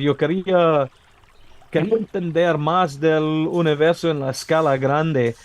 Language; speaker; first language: Spanish; non-native, learner; English